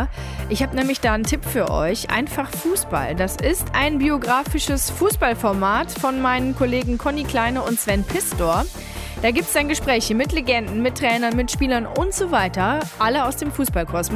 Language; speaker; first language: German; native; German